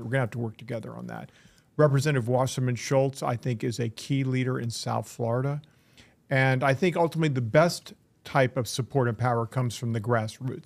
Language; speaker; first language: English; native; English